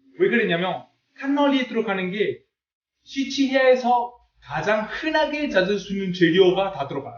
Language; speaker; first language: Korean; non-native, fluent; Italian